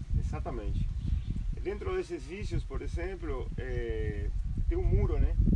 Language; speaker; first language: Portuguese; non-native, fluent; Spanish